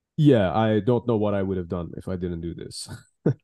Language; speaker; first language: English; non-native, fluent; Persian